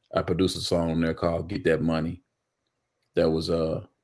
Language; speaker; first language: English; native; English